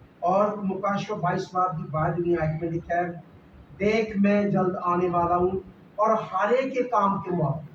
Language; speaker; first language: Urdu; non-native, local second language; Punjabi